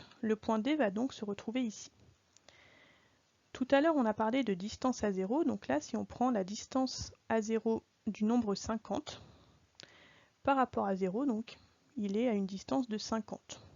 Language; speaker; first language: French; native; French